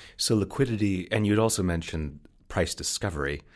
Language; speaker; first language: English; native; English